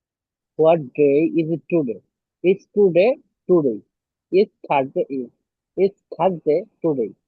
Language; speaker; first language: English; non-native, learner; Bangla